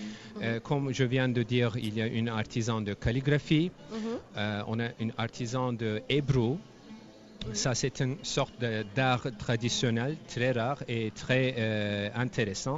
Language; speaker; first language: French; non-native, fluent; Turkish